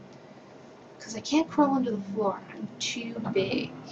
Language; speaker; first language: English; native; English